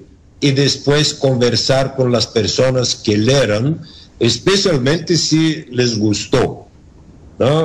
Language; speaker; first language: Spanish; non-native, learner; Bulgarian